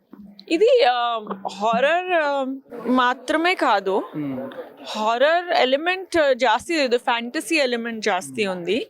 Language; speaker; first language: Telugu; non-native, local second language; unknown